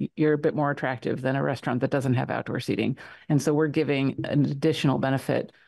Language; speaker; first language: English; native; English